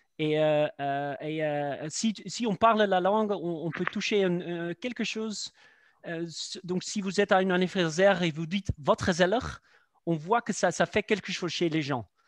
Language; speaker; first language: French; non-native, fluent; Dutch